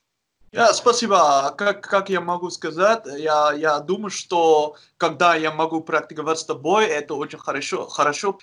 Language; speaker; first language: Russian; non-native, learner; Dutch